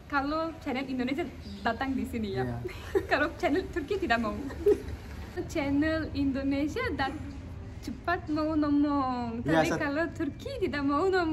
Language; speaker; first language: Indonesian; non-native, learner; Turkish